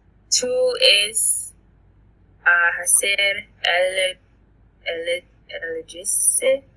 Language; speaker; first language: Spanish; non-native, learner; English